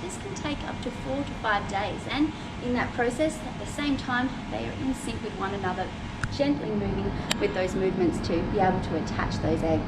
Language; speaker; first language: English; native; English